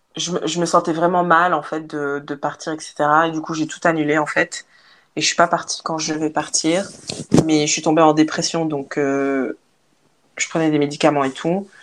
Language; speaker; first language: French; native; French